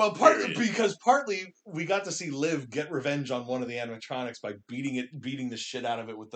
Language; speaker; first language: English; native; English